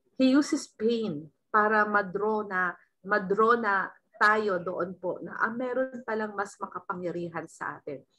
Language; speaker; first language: Filipino; native; Filipino